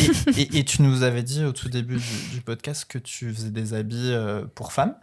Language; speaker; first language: French; native; French